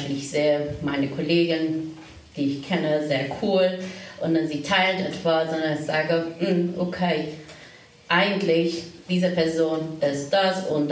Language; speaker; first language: German; non-native, fluent; Turkish